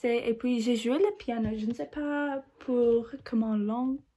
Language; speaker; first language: French; non-native, learner; English